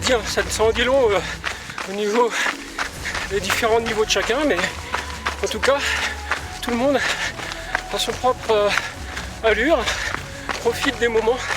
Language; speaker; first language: French; native; French